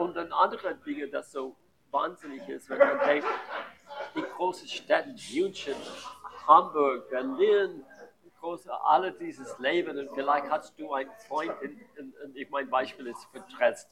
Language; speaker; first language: German; non-native, learner; English